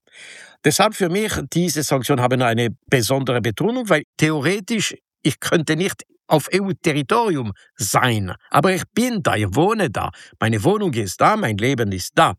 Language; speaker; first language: German; non-native, local second language; French